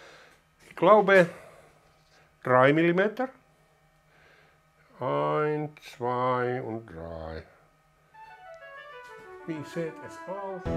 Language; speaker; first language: German; non-native, learner; Finnish